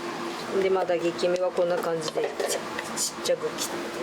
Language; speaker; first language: Japanese; native; Japanese